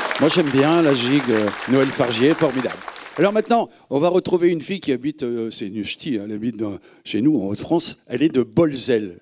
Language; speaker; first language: French; native; French